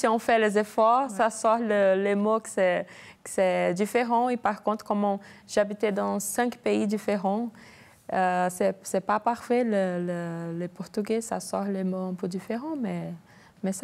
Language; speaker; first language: French; non-native, learner; Portuguese